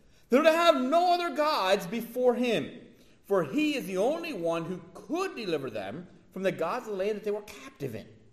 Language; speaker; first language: English; native; English